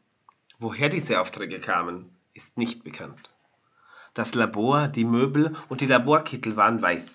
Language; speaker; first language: German; native; German